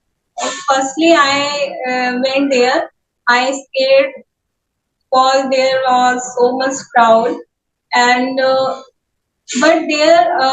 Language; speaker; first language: English; non-native, learner; Hindi